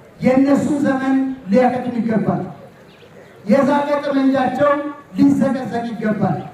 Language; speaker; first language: Amharic; non-native, local second language; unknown